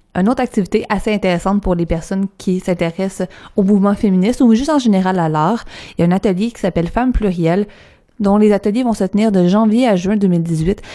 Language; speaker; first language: French; native; French